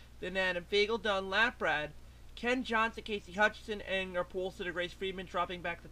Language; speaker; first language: English; native; English